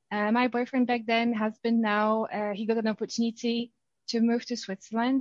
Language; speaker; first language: English; non-native, fluent; Polish